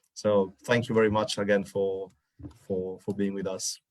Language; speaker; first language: English; non-native, fluent; Italian